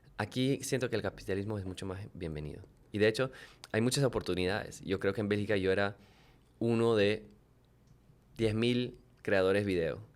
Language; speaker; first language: Spanish; early bilingual, other home language; French